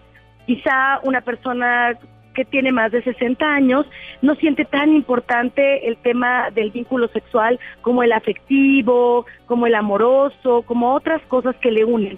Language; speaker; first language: Spanish; native; Spanish